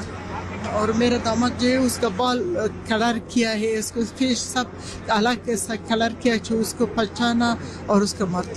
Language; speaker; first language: Hindi; non-native, learner; Persian